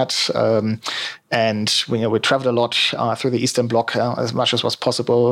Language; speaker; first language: English; non-native, fluent; German